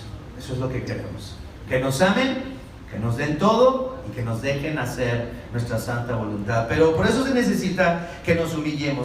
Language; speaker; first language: Spanish; native; Spanish